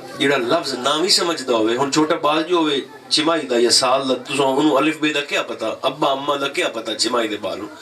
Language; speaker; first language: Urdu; non-native, local second language; Punjabi